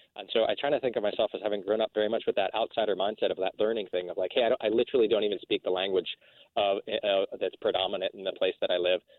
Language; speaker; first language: English; native; English